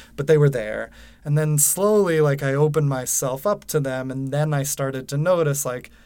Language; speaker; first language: English; native; English